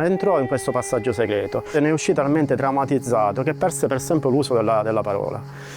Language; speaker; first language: Italian; native; Italian